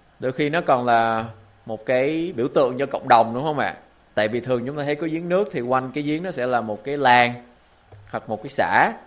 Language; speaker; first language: Vietnamese; early bilingual, heritage; Vietnamese